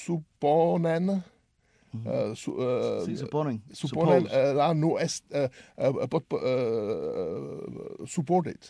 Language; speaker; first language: Spanish; non-native, learner; Czech